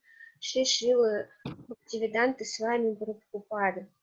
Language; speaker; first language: Russian; native; Russian